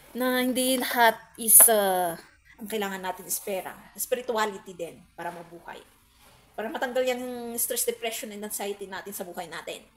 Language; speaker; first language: Filipino; non-native, local second language; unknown